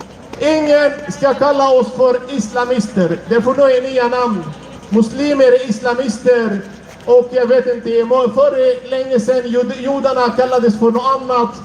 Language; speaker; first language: Swedish; non-native, fluent; Arabic